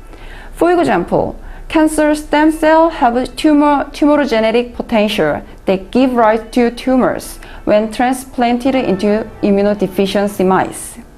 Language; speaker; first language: English; non-native, learner; Korean